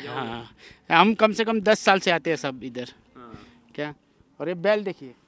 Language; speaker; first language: Hindi; non-native, local second language; Gujarati